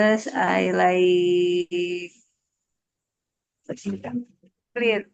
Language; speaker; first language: English; non-native, learner; Indonesian